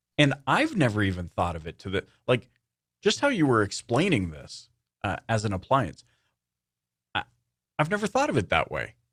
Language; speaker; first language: English; native; English